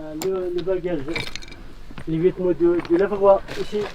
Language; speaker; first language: French; non-native, learner; Arabic